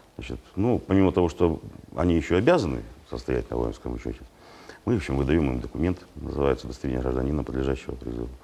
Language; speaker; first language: Russian; native; Russian